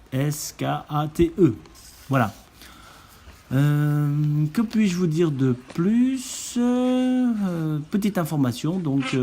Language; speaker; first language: French; native; French